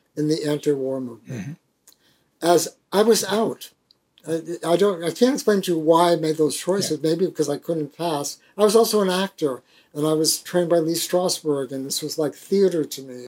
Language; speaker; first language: English; native; English